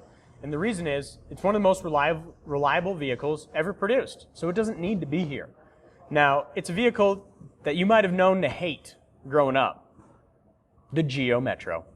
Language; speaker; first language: English; native; English